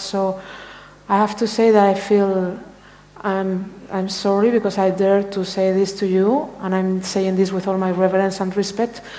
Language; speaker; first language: English; non-native, fluent; Spanish